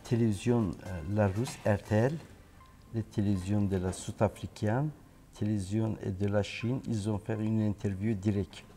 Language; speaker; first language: French; non-native, learner; Turkish